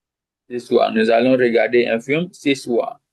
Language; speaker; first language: French; non-native, fluent; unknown